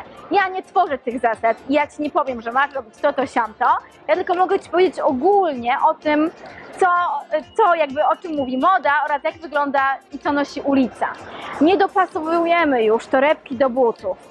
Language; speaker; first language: Polish; native; Polish